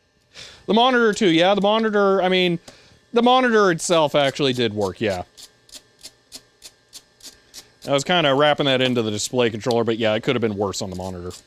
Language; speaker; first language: English; native; English